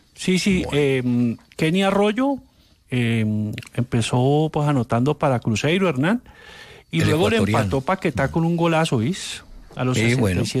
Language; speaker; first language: Spanish; native; Spanish